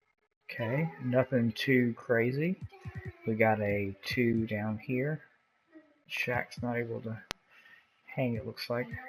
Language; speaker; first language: English; native; English